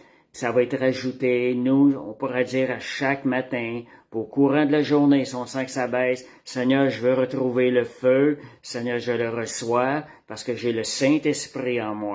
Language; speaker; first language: French; native; French